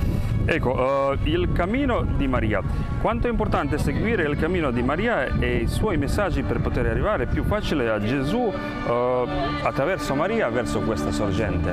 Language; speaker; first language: Italian; non-native, fluent; Croatian